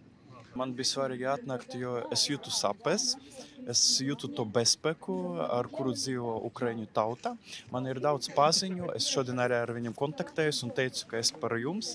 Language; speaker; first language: Latvian; non-native, local second language; Russian